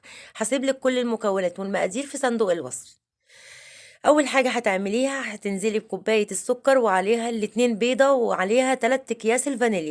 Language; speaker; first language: Arabic; native; Arabic